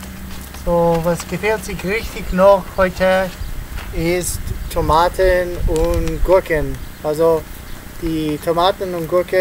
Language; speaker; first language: German; non-native, learner; Italian